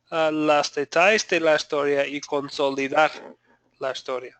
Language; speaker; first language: Spanish; non-native, fluent; English